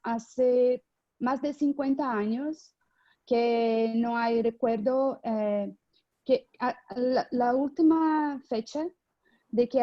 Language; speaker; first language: Spanish; non-native, fluent; Portuguese